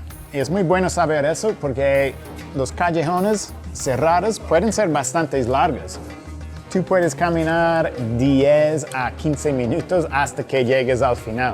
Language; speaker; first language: Spanish; non-native, fluent; English